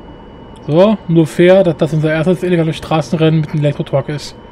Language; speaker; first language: German; native; German